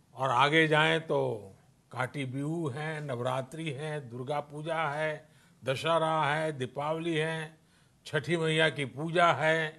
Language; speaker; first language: Hindi; non-native, local second language; Gujarati